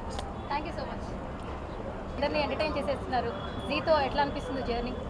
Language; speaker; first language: Telugu; native; Telugu